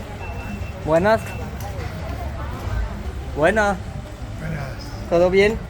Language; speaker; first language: Spanish; non-native, learner; French